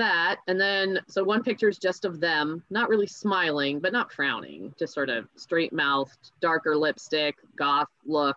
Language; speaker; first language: English; native; English